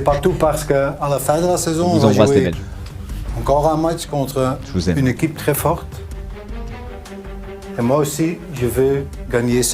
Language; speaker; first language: French; non-native, local second language; Dutch